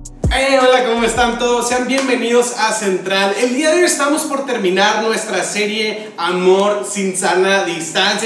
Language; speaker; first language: Spanish; native; Spanish